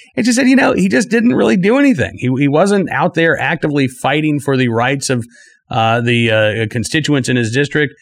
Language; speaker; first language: English; native; English